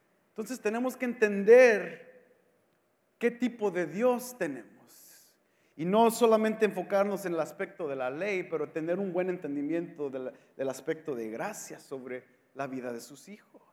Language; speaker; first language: Spanish; native; Spanish